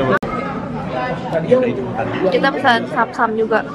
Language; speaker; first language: Indonesian; native; Indonesian